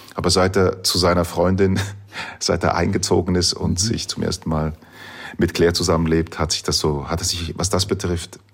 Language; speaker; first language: German; native; German